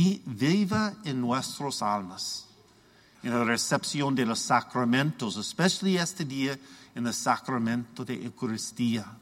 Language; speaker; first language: Spanish; non-native, learner; English